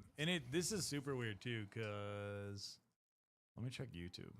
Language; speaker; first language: English; native; English